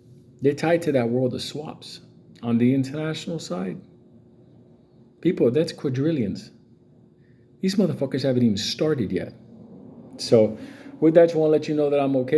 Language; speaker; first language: English; native; English